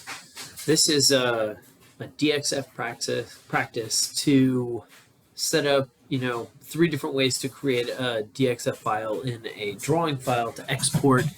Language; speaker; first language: English; native; English